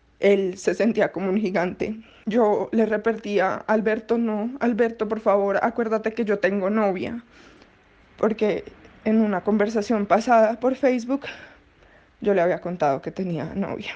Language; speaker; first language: Spanish; native; Spanish